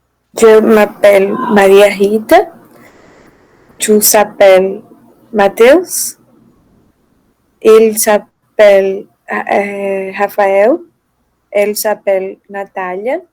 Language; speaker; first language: French; non-native, learner; Portuguese